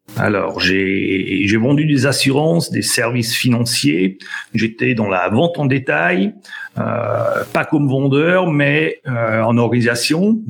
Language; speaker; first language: French; native; French